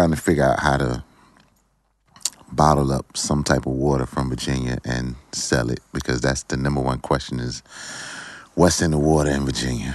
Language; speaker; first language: English; native; English